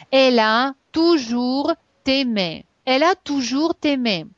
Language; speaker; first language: French; non-native, fluent; Russian